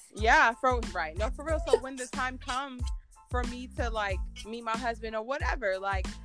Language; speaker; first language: English; native; English